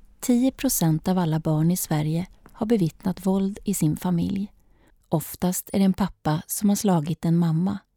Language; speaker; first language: Swedish; native; Swedish